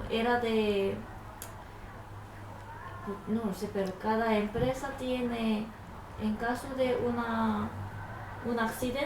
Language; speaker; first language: Spanish; non-native, learner; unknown